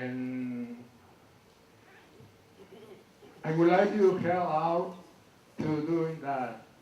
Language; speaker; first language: English; non-native, local second language; Spanish